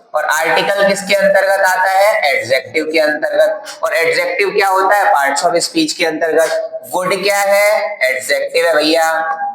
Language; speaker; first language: Hindi; native; Hindi